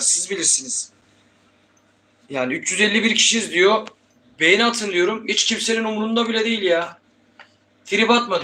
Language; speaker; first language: Turkish; native; Turkish